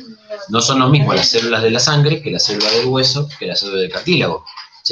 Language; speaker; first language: Spanish; native; Spanish